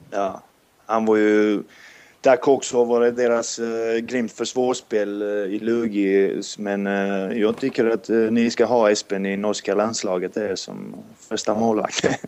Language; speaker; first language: Swedish; non-native, fluent; Serbian